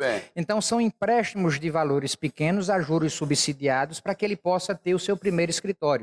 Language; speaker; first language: Portuguese; native; Portuguese